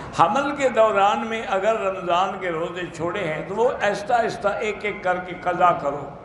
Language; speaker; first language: Urdu; native; Urdu